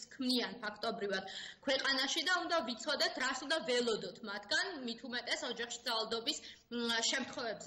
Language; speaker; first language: Georgian; native; Georgian